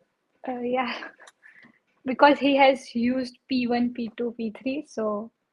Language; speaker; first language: English; non-native, local second language; Gujarati